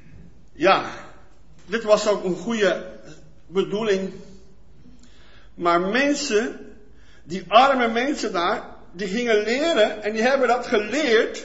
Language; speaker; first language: Dutch; non-native, fluent; Portuguese